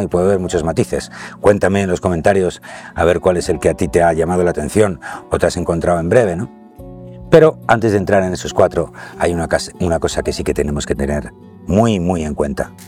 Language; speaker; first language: Spanish; native; Spanish